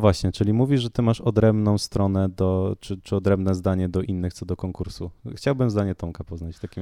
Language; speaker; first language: Polish; native; Polish